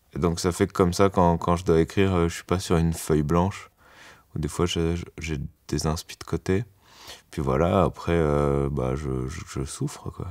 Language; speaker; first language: French; native; French